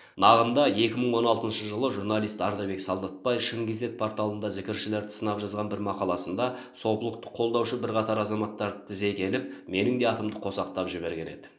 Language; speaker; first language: Kazakh; native; Kazakh